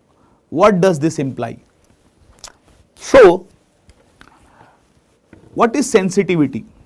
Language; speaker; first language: English; non-native, local second language; Hindi